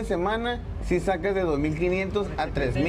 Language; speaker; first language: Spanish; native; Spanish